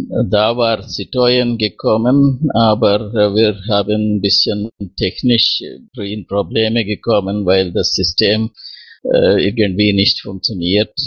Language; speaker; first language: German; non-native, learner; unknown